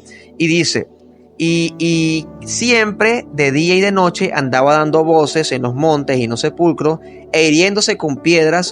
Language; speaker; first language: Spanish; native; Spanish